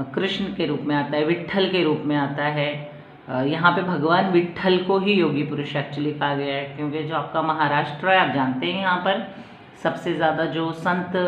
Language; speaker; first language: Hindi; non-native, local second language; Marathi